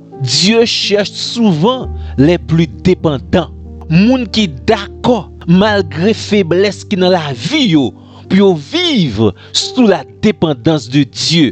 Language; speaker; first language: French; non-native, local second language; Haitian Creole